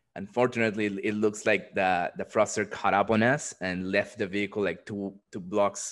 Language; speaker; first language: English; non-native, fluent; Spanish